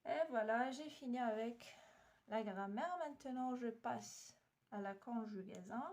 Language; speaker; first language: French; non-native, local second language; Arabic